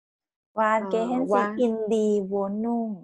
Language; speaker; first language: German; non-native, fluent; Thai